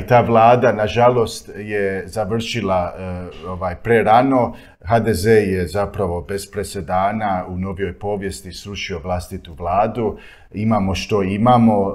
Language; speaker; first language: Croatian; early bilingual, heritage; Croatian